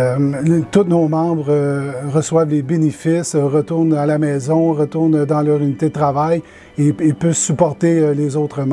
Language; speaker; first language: French; native; French